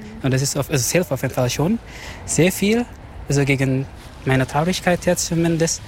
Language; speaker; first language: German; non-native, fluent; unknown